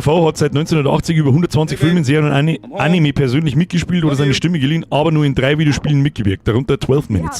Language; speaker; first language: German; native; German